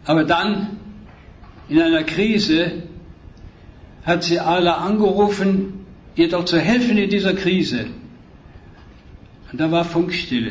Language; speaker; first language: German; native; German